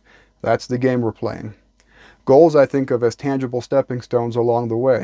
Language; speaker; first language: English; native; English